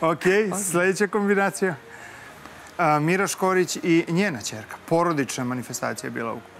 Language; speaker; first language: Serbian; native; Serbian